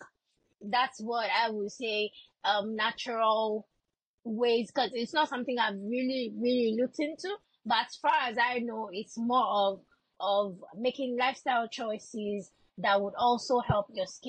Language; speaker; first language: English; non-native, local second language; Yoruba